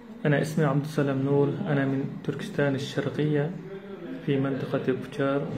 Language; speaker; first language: Arabic; non-native, learner; Uyghur